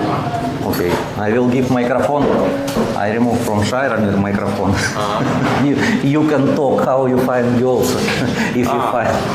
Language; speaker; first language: English; non-native, learner; Russian